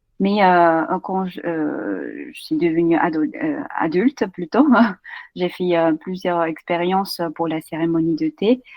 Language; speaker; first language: French; non-native, fluent; Japanese